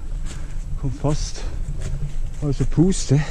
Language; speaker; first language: German; native; German